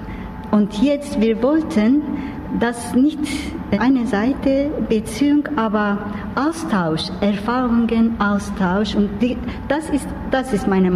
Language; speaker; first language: German; non-native, learner; Turkish